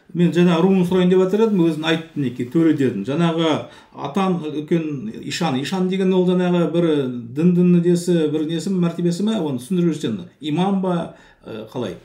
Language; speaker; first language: Kazakh; native; Kazakh